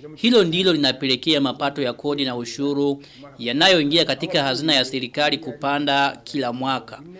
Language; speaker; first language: Swahili; non-native, local second language; Rundi